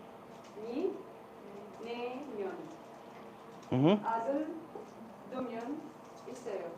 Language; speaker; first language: Korean; non-native, learner; Arabic